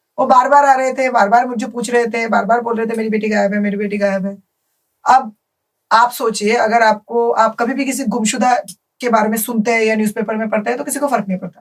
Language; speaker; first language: Hindi; non-native, local second language; Bangla